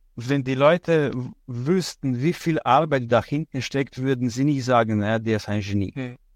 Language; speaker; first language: German; non-native, fluent; Slovenian